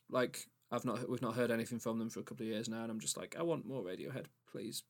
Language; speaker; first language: English; native; English